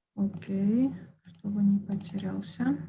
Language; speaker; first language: Russian; native; Russian